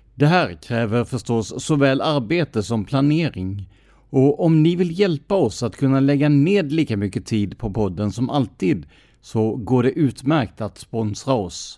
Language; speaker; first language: Swedish; native; Swedish